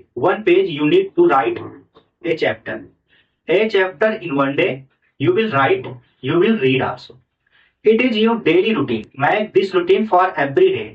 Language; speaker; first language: English; non-native, learner; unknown